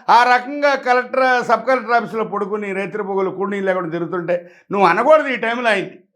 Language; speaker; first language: Telugu; native; Telugu